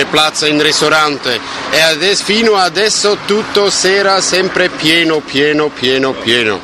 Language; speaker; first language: Italian; non-native, learner; German